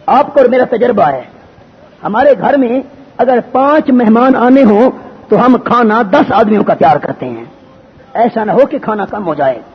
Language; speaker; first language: Urdu; non-native, local second language; Pashto